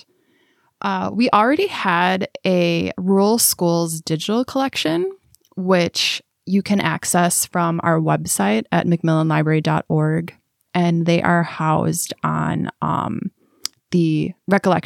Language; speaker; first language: English; native; English